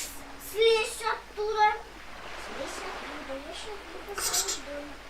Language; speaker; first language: Russian; early bilingual, other home language; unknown